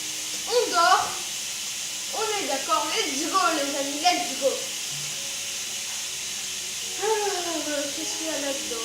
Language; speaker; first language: French; native; French